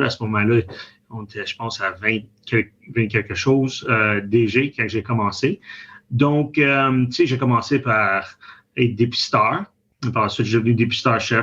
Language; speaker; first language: French; native; French